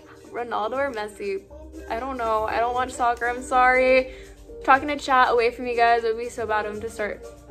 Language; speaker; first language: English; early bilingual, other home language; Spanish